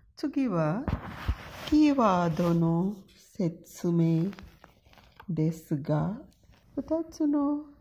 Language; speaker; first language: Japanese; non-native, fluent; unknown